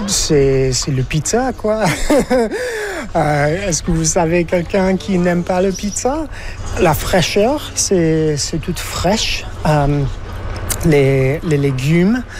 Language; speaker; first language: French; non-native, fluent; English